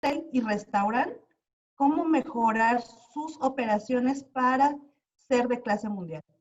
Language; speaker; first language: Spanish; native; Spanish